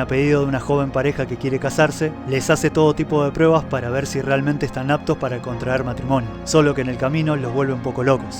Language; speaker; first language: Spanish; native; Spanish